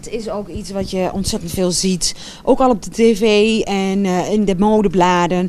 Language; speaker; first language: Dutch; native; Dutch